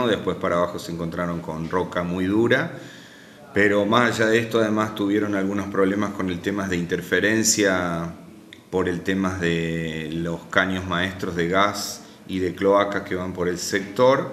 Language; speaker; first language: Spanish; native; Spanish